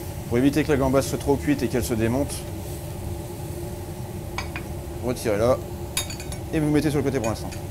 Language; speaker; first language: French; native; French